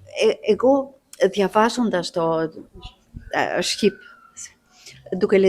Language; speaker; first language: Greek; non-native, fluent; Albanian